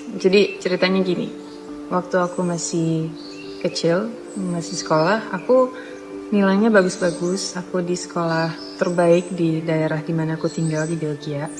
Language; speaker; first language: Indonesian; non-native, fluent; Dutch